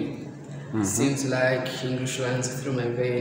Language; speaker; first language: English; non-native, fluent; Rundi